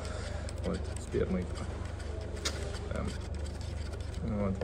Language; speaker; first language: Russian; native; Russian